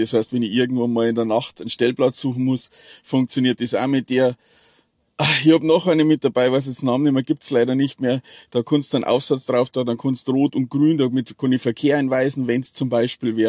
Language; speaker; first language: German; native; German